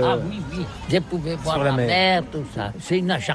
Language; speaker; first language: French; non-native, learner; Catalan